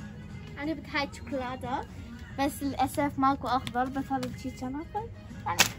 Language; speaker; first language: Arabic; early bilingual, heritage; Arabic